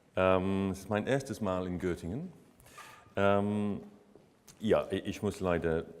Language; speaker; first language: German; non-native, learner; English